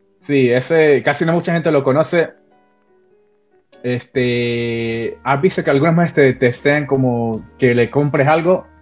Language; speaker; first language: Spanish; early bilingual, heritage; Spanish